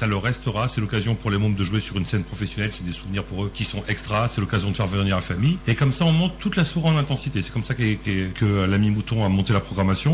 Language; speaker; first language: French; native; French